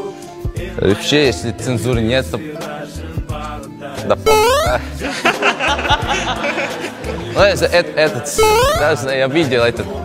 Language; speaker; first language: Russian; non-native, local second language; Latvian